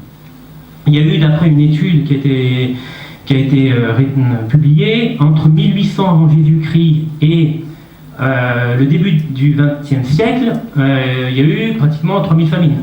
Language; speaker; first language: French; native; French